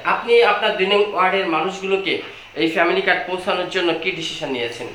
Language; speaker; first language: Bangla; native; Bangla